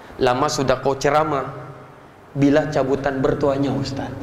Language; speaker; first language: Malay; native; Malay